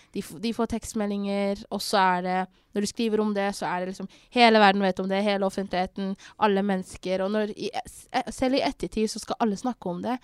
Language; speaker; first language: Norwegian; early bilingual, other home language; Somali